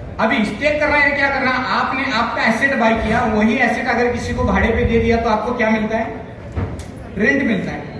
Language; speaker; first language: Hindi; non-native, local second language; Marathi